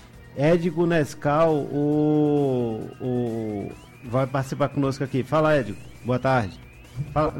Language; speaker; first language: Portuguese; native; Portuguese